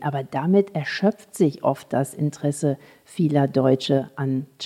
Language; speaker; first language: German; native; German